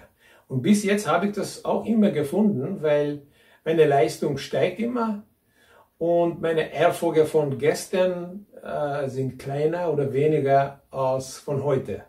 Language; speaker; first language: German; non-native, fluent; Hungarian